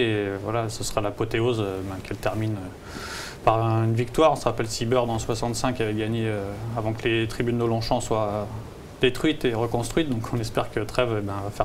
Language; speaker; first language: French; native; French